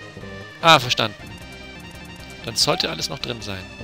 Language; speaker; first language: German; native; German